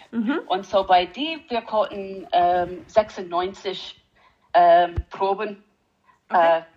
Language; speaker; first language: German; non-native, learner; English